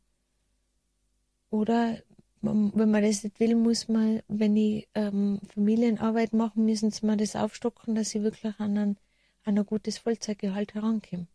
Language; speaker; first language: German; native; German